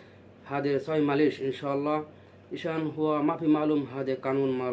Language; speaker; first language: Arabic; non-native, learner; Bangla